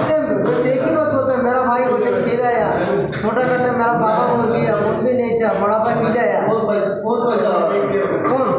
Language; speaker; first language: Hindi; non-native, learner; Bangla